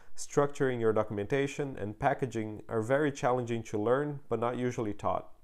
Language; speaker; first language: English; non-native, fluent; Portuguese